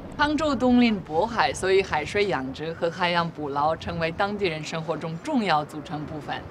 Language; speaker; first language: Chinese; non-native, fluent; Polish